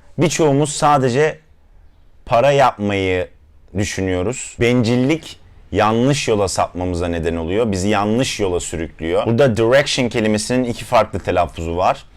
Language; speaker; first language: Turkish; native; Turkish